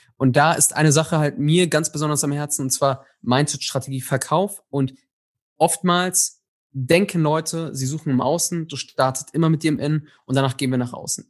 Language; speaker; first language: German; early bilingual, other home language; Tigrinya